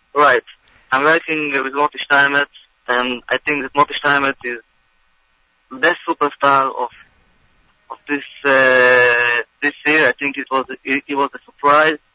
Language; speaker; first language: English; non-native, fluent; Hebrew